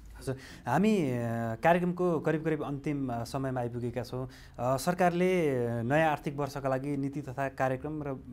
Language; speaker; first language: Nepali; native; Nepali